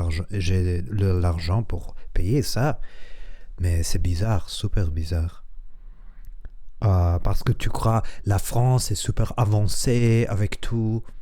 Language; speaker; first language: French; non-native, learner; Spanish